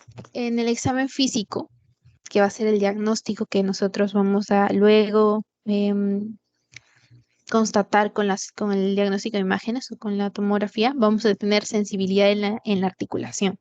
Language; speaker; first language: Spanish; native; Spanish